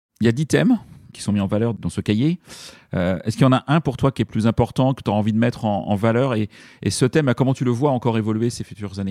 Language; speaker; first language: French; native; French